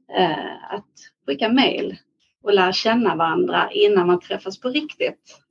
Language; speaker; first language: Swedish; native; Swedish